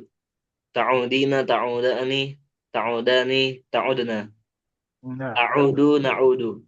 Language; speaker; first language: Arabic; non-native, learner; Indonesian